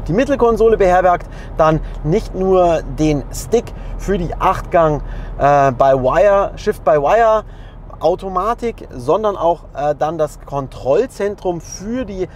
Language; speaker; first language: German; native; German